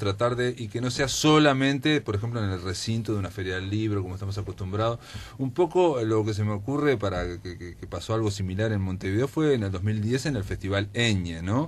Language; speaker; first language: Spanish; native; Spanish